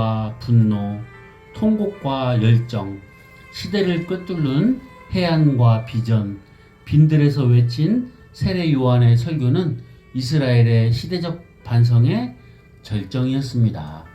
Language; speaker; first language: Korean; native; Korean